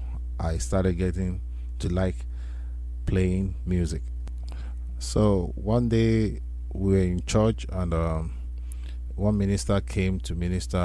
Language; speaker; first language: English; non-native, local second language; Yoruba